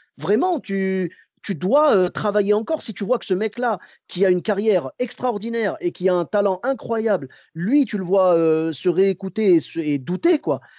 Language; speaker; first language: French; early bilingual, other home language; Arabic